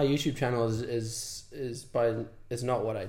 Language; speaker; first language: English; native; English